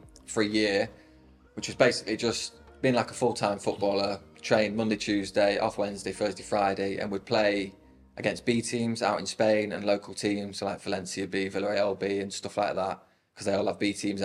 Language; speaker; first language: English; native; English